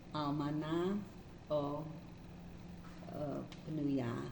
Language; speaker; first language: Hebrew; non-native, learner; English